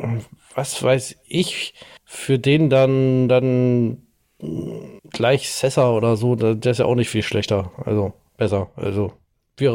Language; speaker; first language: German; native; German